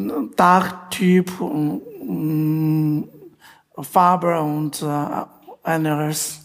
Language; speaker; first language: German; non-native, fluent; Chinese